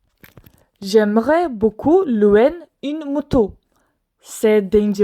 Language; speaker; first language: French; non-native, learner; Swedish